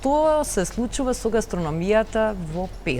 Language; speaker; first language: Macedonian; native; Macedonian